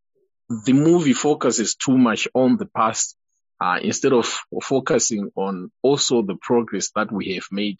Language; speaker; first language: English; non-native, local second language; Shona